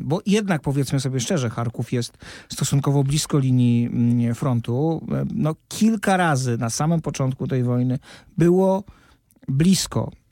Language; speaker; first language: Polish; native; Polish